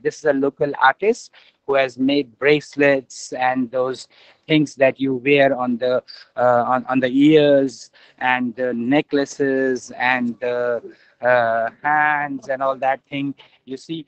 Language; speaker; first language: English; non-native, local second language; Hindi